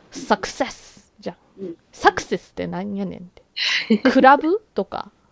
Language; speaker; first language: Japanese; early bilingual, heritage; Japanese